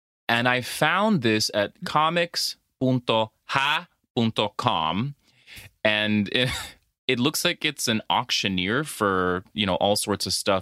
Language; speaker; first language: English; native; English